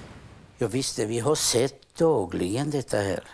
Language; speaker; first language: Swedish; non-native, fluent; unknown